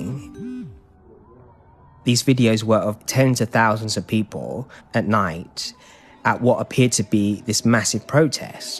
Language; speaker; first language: English; native; English